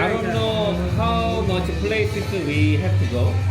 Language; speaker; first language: English; non-native, learner; Korean